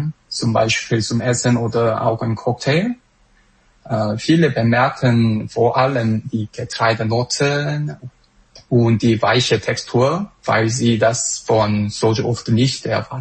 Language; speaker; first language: German; non-native, fluent; Korean